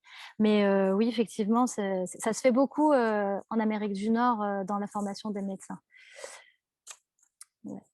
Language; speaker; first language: French; native; French